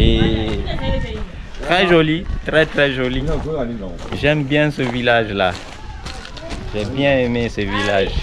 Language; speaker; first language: French; non-native, local second language; Susu